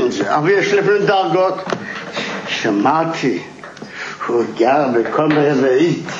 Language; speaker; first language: Hebrew; non-native, fluent; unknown